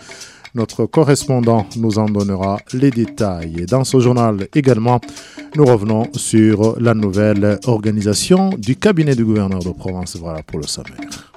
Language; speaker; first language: French; non-native, local second language; Rundi